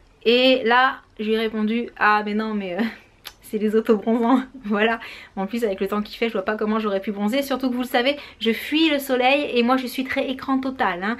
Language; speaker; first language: French; native; French